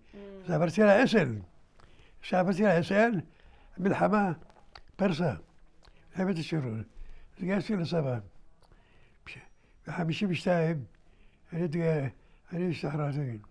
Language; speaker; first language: Hebrew; early bilingual, other home language; Arabic